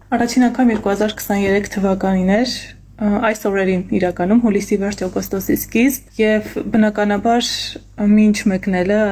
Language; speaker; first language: Armenian; native; Armenian